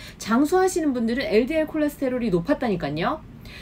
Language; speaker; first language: Korean; native; Korean